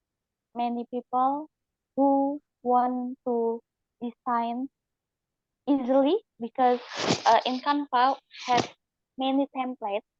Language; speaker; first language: English; non-native, learner; Indonesian